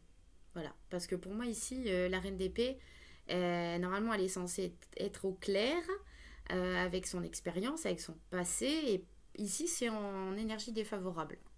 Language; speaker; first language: French; native; French